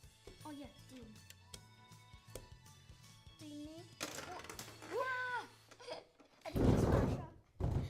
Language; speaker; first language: Welsh; non-native, local second language; English